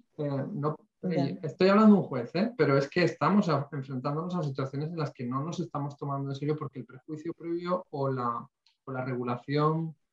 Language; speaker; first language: Spanish; native; Spanish